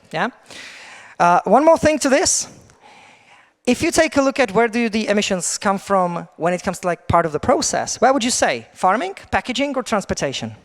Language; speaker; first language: English; non-native, fluent; Czech